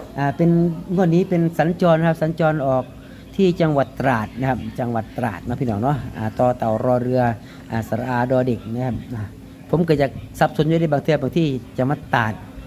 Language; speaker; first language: Thai; native; Thai